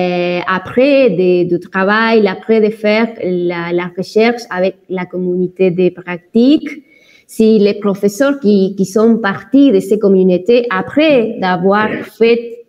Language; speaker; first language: French; non-native, fluent; Spanish